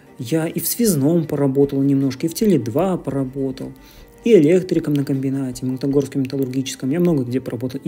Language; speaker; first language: Russian; native; Russian